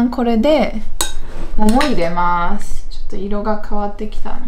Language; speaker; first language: Japanese; non-native, fluent; Chinese